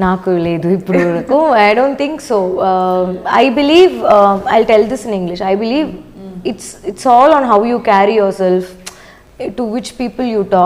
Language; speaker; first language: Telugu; non-native, learner; Tamil